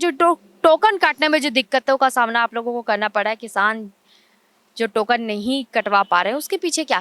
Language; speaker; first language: Hindi; native; Hindi